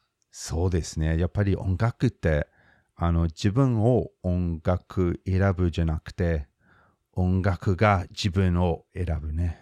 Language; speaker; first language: Japanese; non-native, fluent; English